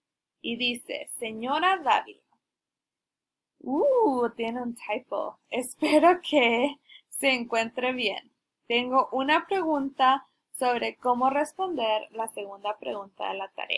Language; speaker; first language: Spanish; early bilingual, heritage; Spanish